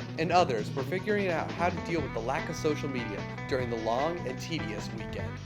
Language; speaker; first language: English; native; English